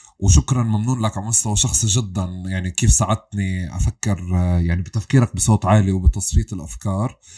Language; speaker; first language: Arabic; native; Arabic